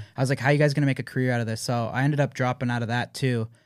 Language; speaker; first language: English; native; English